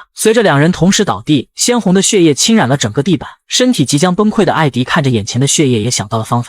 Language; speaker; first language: Chinese; native; Chinese